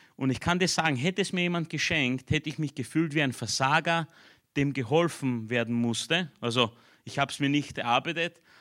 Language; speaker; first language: German; early bilingual, other home language; Romanian